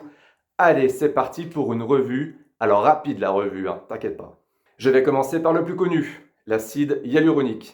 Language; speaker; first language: French; native; French